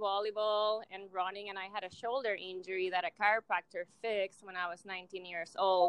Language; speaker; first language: English; non-native, fluent; Spanish